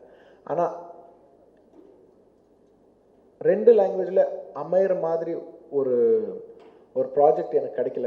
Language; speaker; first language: Tamil; non-native, local second language; Telugu